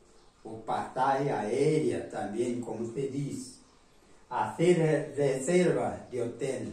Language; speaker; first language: Spanish; non-native, learner; Portuguese